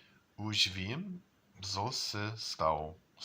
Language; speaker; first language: Czech; non-native, learner; English